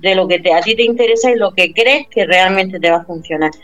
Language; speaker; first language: Spanish; native; Spanish